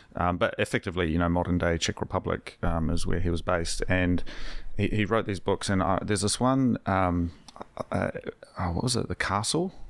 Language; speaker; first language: English; native; English